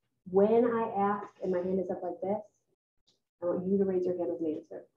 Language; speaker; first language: English; native; English